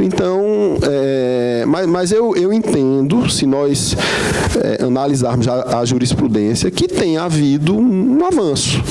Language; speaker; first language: Portuguese; native; Portuguese